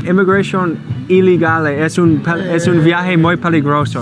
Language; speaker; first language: Spanish; non-native, learner; English